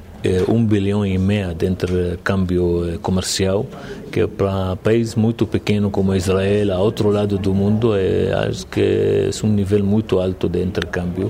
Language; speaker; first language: Portuguese; non-native, fluent; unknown